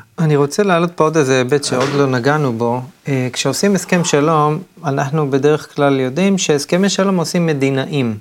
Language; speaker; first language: Hebrew; native; Hebrew